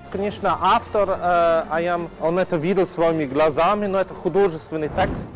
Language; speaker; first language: Russian; non-native, fluent; German